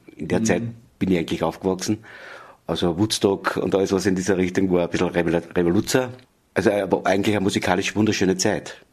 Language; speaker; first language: German; native; German